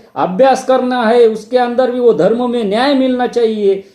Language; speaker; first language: Hindi; non-native, local second language; Marathi